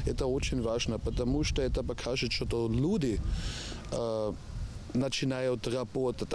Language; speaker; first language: Russian; non-native, learner; German